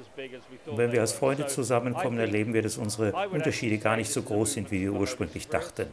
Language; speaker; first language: German; native; German